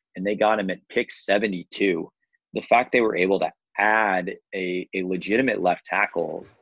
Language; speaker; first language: English; native; English